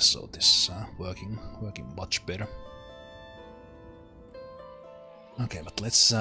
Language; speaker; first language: English; non-native, fluent; Finnish